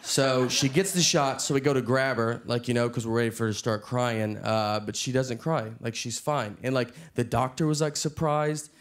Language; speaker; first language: English; native; English